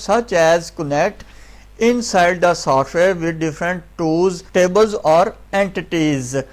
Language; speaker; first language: English; non-native, local second language; Urdu